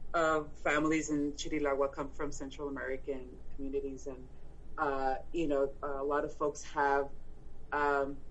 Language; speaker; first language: English; early bilingual, other home language; Spanish